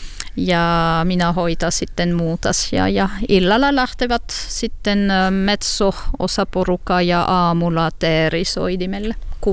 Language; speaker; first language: Finnish; non-native, learner; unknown